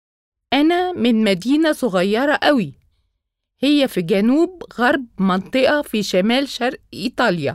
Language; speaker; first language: Arabic; non-native, fluent; Italian